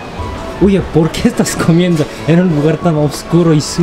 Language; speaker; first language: Spanish; non-native, fluent; Korean